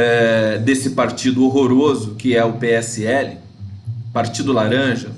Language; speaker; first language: Portuguese; native; Portuguese